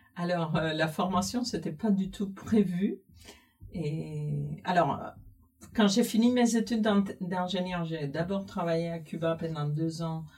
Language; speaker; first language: French; non-native, fluent; Spanish